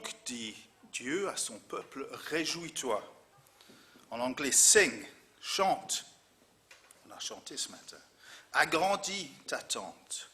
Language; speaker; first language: French; non-native, fluent; English